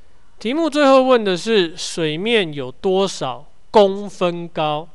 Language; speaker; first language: Chinese; native; Chinese